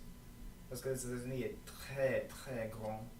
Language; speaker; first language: French; non-native, learner; English